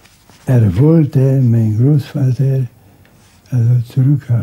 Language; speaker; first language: German; non-native, local second language; Hungarian